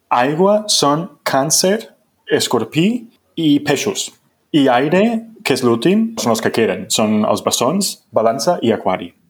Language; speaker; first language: Catalan; non-native, fluent; English